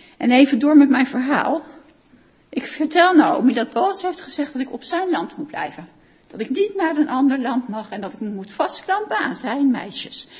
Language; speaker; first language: Dutch; native; Dutch